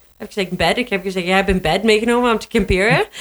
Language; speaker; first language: Dutch; non-native, learner; English